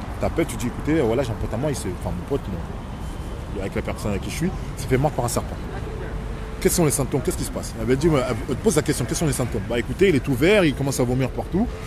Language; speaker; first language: French; native; French